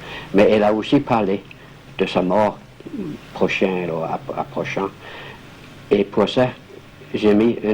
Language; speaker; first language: French; non-native, fluent; Danish